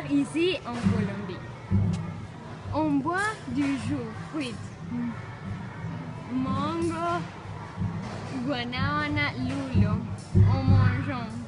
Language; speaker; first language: French; non-native, fluent; Spanish